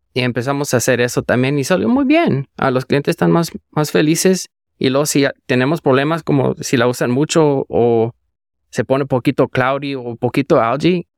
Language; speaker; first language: Spanish; early bilingual, heritage; Spanish